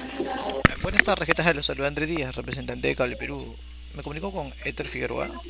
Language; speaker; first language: Spanish; native; Spanish